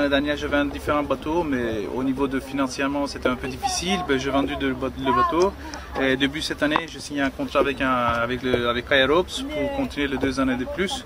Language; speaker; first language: French; non-native, fluent; Turkish